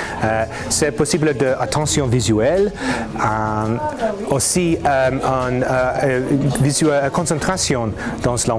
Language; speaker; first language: French; non-native, learner; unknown